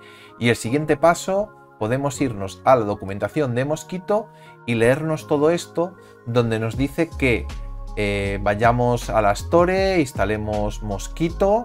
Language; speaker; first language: Spanish; native; Spanish